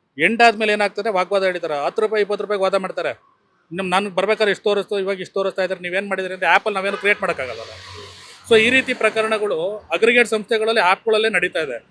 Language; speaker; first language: Kannada; native; Kannada